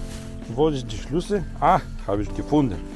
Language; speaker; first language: German; non-native, learner; Bulgarian